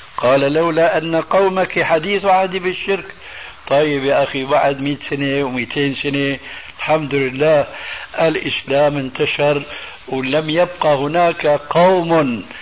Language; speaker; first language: Arabic; early bilingual, other home language; Albanian